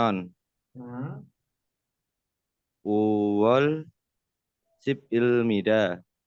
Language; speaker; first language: Korean; non-native, learner; Indonesian